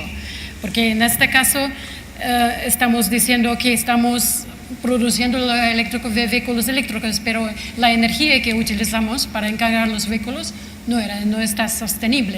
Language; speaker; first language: Spanish; non-native, fluent; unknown